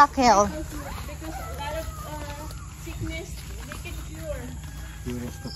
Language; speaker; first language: English; non-native, local second language; Filipino